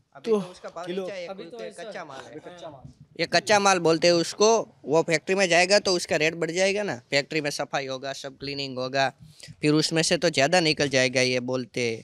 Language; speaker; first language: Hindi; non-native, local second language; Gujarati